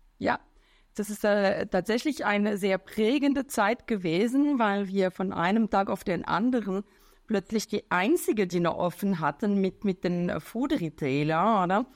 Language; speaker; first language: German; non-native, local second language; French